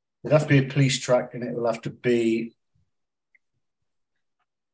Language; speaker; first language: English; native; English